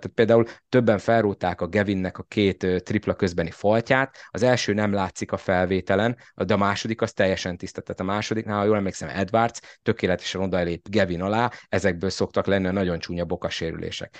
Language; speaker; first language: Hungarian; native; Hungarian